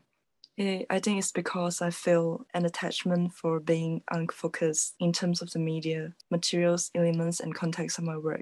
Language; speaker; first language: English; non-native, local second language; Chinese